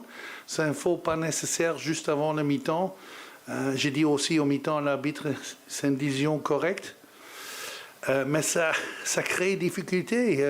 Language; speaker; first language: French; non-native, learner; Dutch